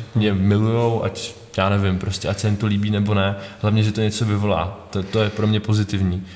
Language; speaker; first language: Czech; native; Czech